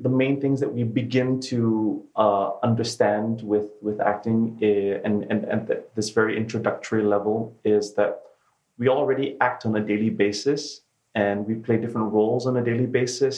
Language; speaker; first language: English; native; English